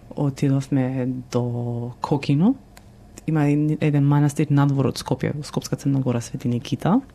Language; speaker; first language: Macedonian; early bilingual, heritage; Macedonian